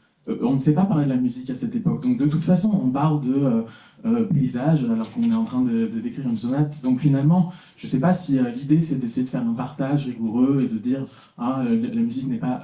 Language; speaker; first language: French; native; French